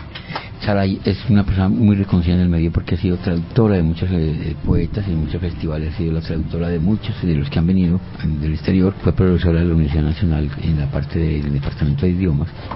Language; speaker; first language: Spanish; native; Spanish